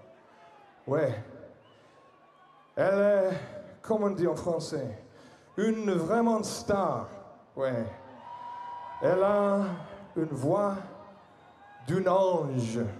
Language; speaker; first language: French; non-native, learner; English